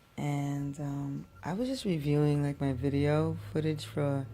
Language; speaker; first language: English; native; English